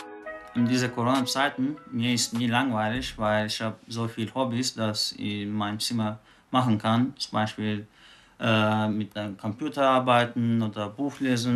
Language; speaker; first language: German; non-native, learner; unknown